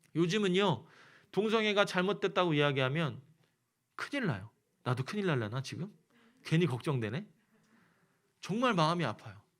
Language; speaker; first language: Korean; native; Korean